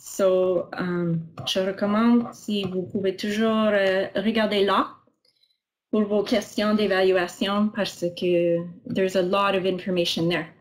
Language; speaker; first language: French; non-native, local second language; English